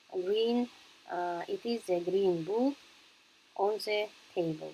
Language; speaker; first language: English; non-native, learner; Kazakh